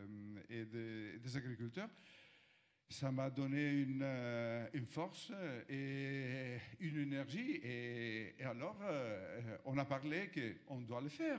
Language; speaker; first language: French; non-native, fluent; Italian